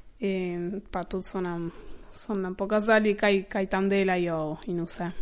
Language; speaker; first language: Slovenian; early bilingual, heritage; Slovenian